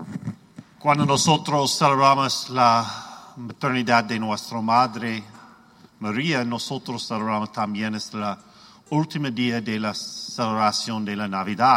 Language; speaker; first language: Spanish; non-native, learner; English